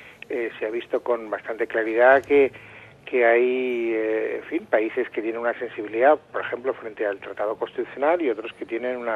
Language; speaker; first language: Spanish; native; Spanish